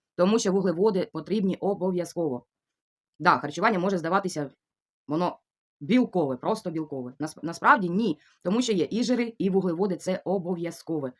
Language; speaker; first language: Ukrainian; non-native, local second language; Russian